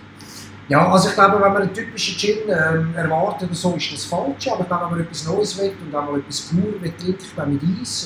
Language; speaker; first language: German; native; German